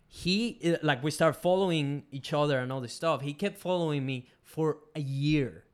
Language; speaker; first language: English; non-native, fluent; Spanish